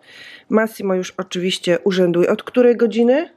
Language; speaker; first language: Polish; native; Polish